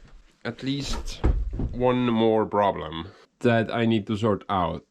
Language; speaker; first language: English; non-native, fluent; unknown